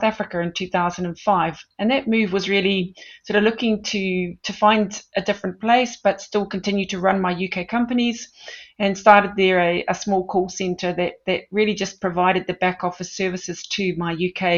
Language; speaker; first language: English; native; English